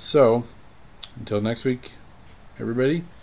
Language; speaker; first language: English; native; English